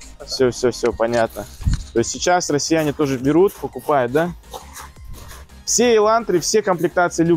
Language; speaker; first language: Russian; native; Russian